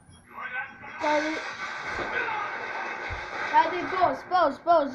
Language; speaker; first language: French; native; French